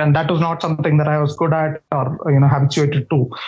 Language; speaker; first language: English; non-native, local second language; Malayalam